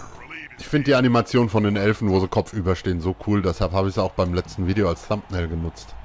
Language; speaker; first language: German; native; German